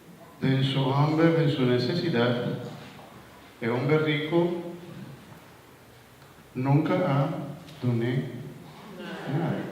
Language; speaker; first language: Spanish; non-native, learner; Papiamento